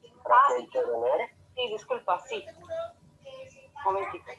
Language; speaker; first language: Spanish; non-native, fluent; Portuguese